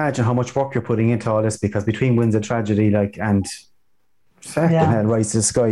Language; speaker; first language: English; native; English